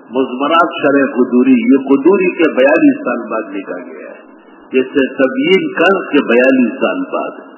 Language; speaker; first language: Urdu; non-native, local second language; Pashto